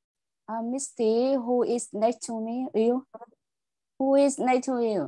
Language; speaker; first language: English; non-native, learner; Vietnamese